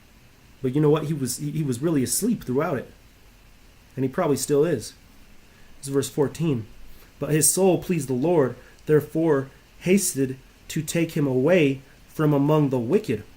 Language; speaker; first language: English; native; English